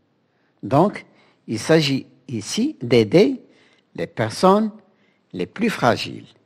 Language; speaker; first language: French; non-native, local second language; Arabic